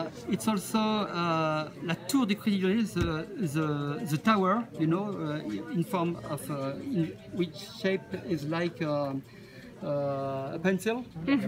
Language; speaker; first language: English; non-native, fluent; French